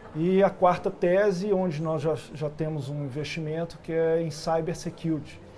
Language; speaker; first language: Portuguese; native; Portuguese